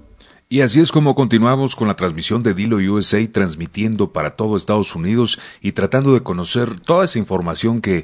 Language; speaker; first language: Spanish; native; Spanish